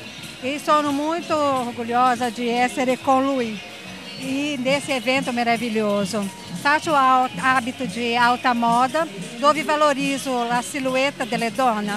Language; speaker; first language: Italian; non-native, learner; Portuguese